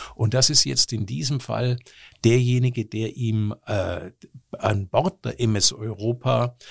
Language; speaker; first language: German; native; German